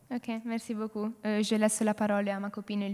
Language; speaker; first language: French; non-native, learner; Italian